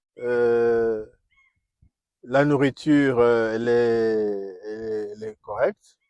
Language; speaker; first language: French; non-native, local second language; Kongo